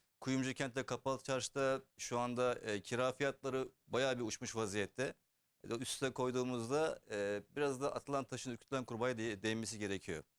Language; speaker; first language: Turkish; early bilingual, heritage; Turkish